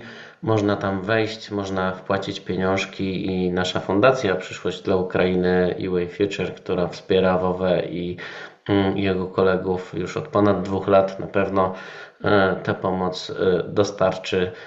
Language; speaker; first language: Polish; native; Polish